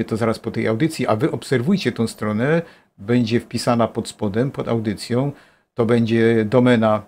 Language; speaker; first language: Polish; native; Polish